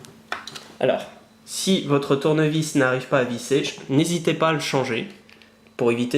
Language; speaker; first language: French; native; French